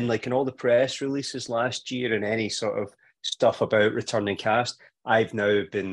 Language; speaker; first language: English; native; English